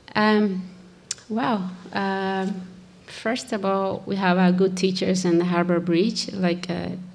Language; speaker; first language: English; non-native, fluent; Spanish